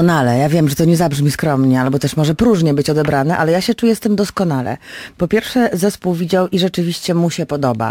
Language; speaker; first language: Polish; native; Polish